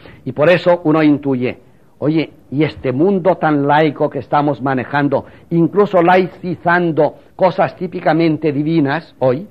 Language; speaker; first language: Spanish; native; Spanish